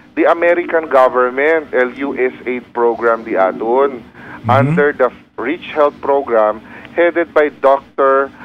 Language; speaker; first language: English; non-native, local second language; Chavacano